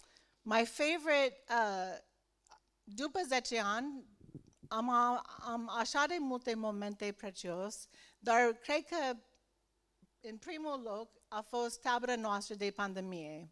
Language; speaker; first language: Romanian; non-native, learner; English